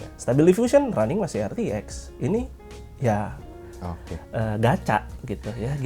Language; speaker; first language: Indonesian; native; Indonesian